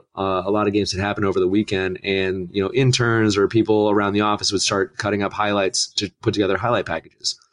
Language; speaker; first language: English; native; English